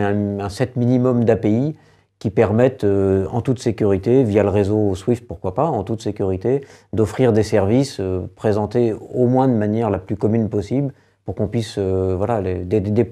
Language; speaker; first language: French; native; French